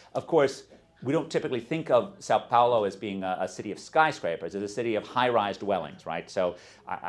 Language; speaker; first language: English; native; English